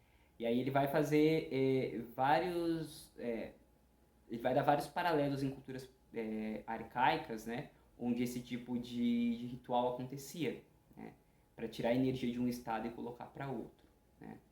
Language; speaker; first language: Portuguese; native; Portuguese